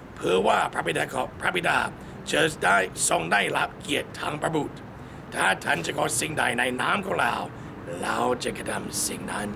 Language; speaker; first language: Thai; non-native, fluent; English